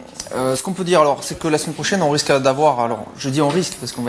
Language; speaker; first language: French; native; French